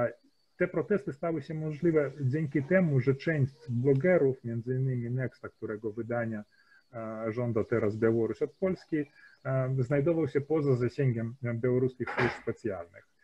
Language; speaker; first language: Polish; early bilingual, heritage; Polish